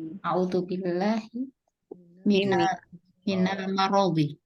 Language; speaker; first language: Arabic; non-native, learner; Indonesian